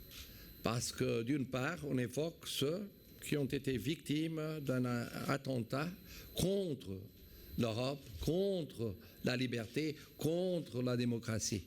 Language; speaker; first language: French; non-native, fluent; Portuguese